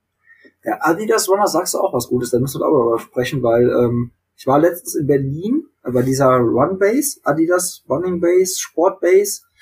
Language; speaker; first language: German; native; German